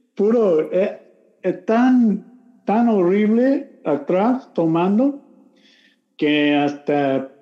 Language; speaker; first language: Spanish; non-native, learner; English